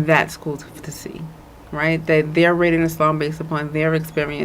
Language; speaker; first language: English; native; English